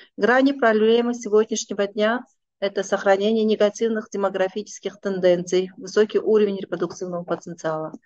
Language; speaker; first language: Russian; non-native, local second language; Uzbek